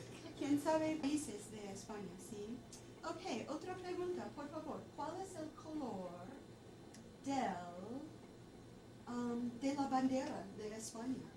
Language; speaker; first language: Spanish; non-native, fluent; English